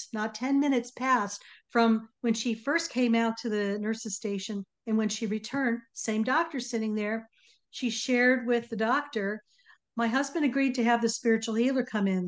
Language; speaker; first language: English; native; English